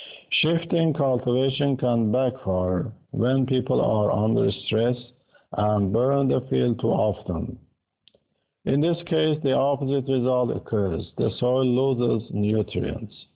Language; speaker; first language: English; non-native, fluent; Persian